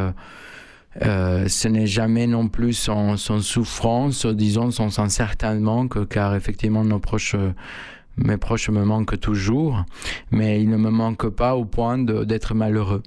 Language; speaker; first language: French; non-native, fluent; Spanish